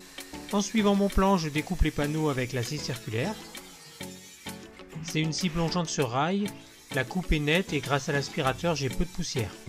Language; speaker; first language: French; native; French